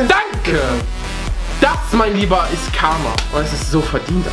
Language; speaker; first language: German; native; German